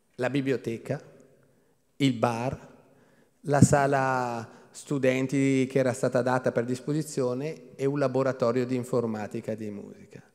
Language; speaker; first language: Italian; native; Italian